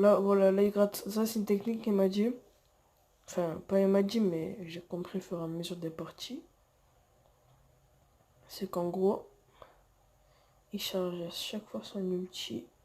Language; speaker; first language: French; native; French